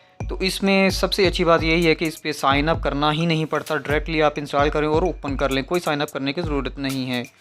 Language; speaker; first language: Urdu; non-native, local second language; Punjabi